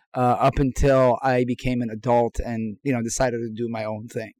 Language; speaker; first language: English; non-native, fluent; Persian